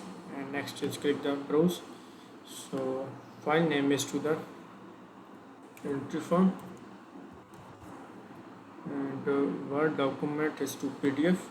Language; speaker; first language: English; non-native, learner; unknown